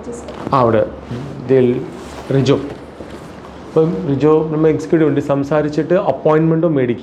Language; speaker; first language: Malayalam; non-native, local second language; Tamil